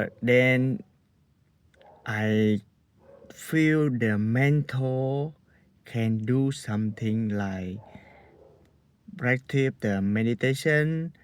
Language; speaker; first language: English; non-native, learner; Vietnamese